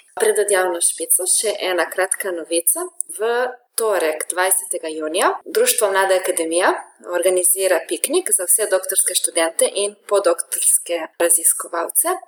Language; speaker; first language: Slovenian; native; Slovenian